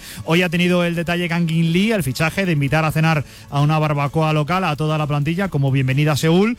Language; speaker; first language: Spanish; native; Spanish